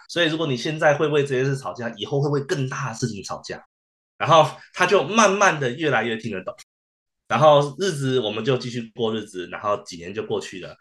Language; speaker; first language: Chinese; early bilingual, heritage; Chinese